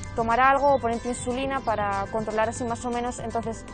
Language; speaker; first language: Spanish; native; Spanish